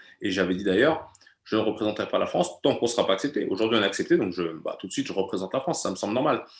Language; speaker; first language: French; native; French